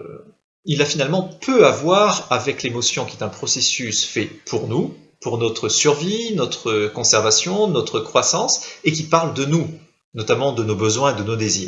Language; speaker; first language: French; native; French